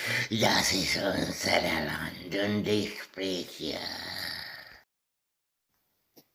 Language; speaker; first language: German; non-native, learner; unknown